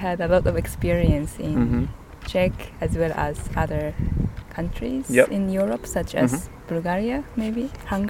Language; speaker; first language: English; non-native, fluent; Japanese